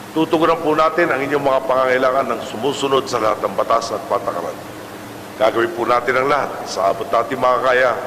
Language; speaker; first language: Filipino; native; Filipino